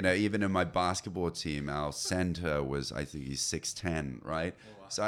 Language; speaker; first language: English; native; English